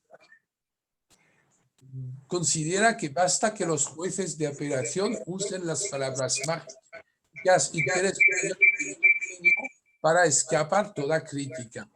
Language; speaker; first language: Spanish; non-native, fluent; French